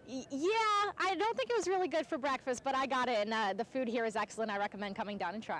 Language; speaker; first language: English; native; English